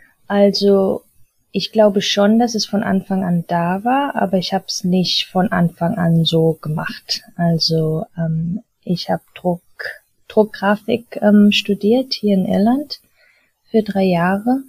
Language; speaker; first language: German; early bilingual, heritage; German